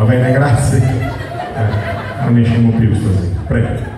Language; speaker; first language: Italian; native; Italian